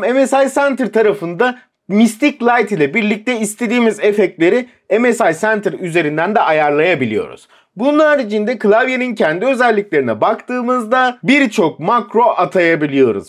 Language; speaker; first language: Turkish; native; Turkish